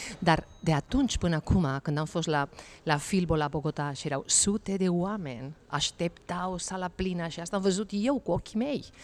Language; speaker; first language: Romanian; non-native, fluent; Spanish